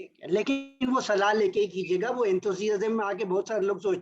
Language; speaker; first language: Hindi; native; Hindi